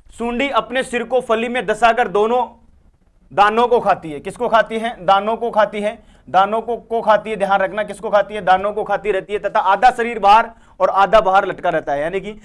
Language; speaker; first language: Hindi; native; Hindi